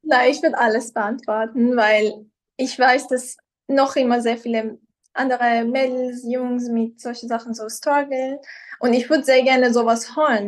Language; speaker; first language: German; non-native, fluent; Persian